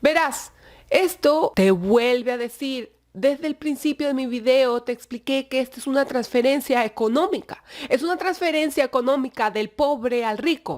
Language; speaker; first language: Spanish; native; Spanish